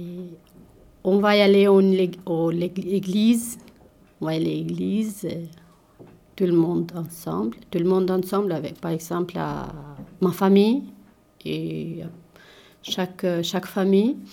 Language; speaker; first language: French; non-native, learner; Albanian